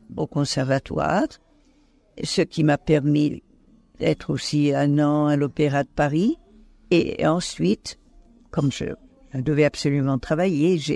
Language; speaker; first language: French; non-native, fluent; Italian